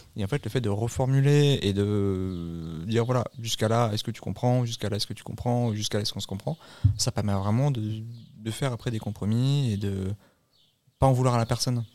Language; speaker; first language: French; native; French